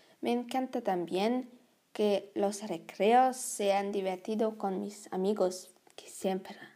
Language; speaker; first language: Spanish; non-native, learner; German